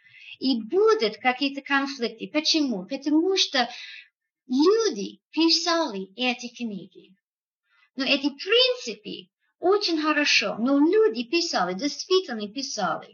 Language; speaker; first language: Russian; non-native, fluent; English